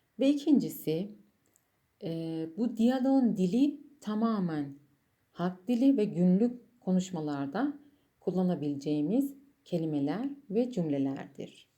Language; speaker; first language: Turkish; non-native, fluent; Persian